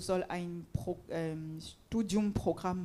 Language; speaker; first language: German; non-native, fluent; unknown